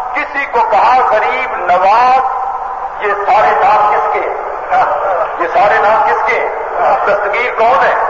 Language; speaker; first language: Urdu; non-native, local second language; Punjabi